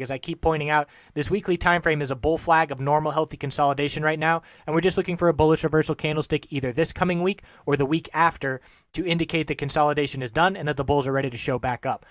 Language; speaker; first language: English; native; English